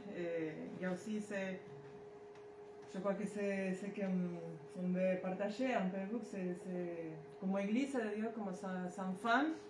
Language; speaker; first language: French; non-native, learner; Spanish